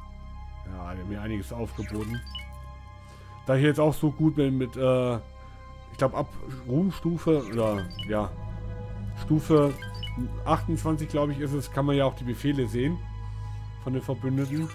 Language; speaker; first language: German; native; German